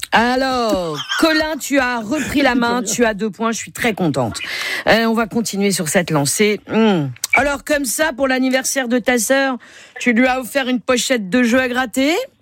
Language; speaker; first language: French; native; French